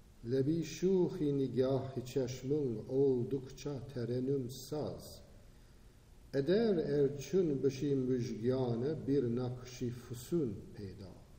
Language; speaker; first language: Turkish; non-native, fluent; English